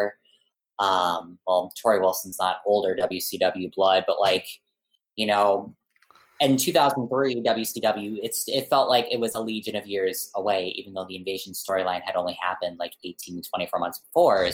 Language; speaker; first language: English; native; English